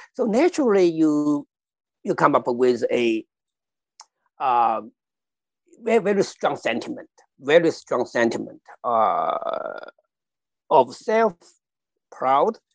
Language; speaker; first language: English; non-native, fluent; Chinese